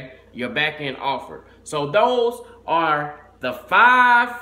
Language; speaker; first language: English; native; English